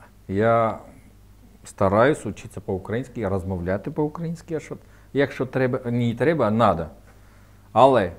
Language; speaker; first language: Ukrainian; non-native, learner; Armenian